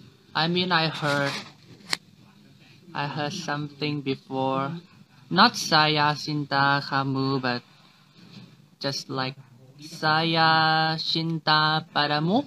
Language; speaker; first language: English; non-native, learner; Thai